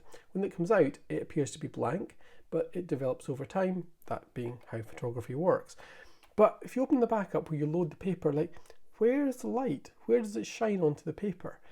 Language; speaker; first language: English; native; English